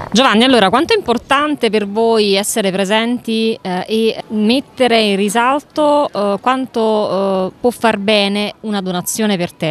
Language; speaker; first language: Italian; native; Italian